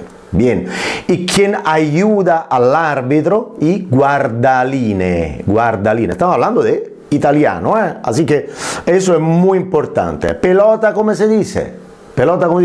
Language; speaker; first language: Spanish; non-native, fluent; Italian